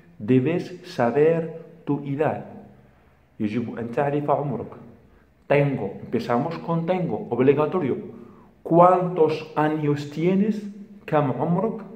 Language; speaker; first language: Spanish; non-native, fluent; Arabic